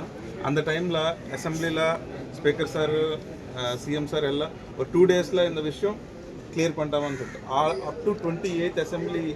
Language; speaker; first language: Tamil; non-native, local second language; Telugu